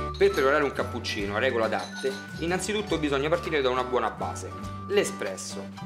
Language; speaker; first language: Italian; native; Italian